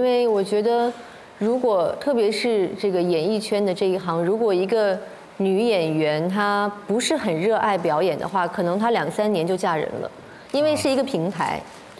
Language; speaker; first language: Chinese; native; Chinese